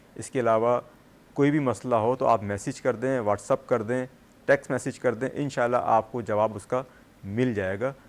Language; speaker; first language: Urdu; native; Urdu